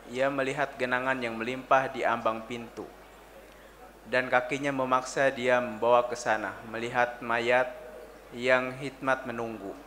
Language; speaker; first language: Indonesian; non-native, local second language; Sundanese